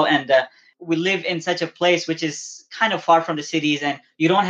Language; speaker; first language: English; non-native, local second language; Balti